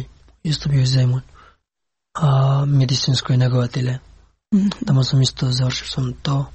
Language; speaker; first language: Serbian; non-native, learner; Pashto